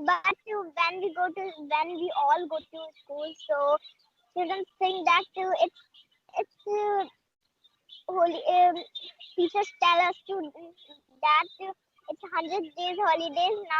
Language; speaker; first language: English; non-native, learner; Hindi